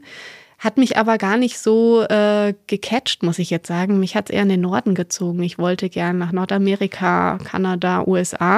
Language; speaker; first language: German; native; German